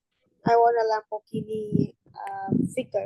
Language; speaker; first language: English; non-native, learner; Thai